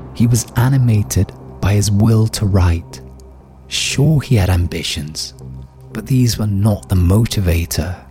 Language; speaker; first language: English; native; English